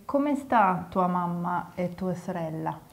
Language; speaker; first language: Italian; non-native, fluent; English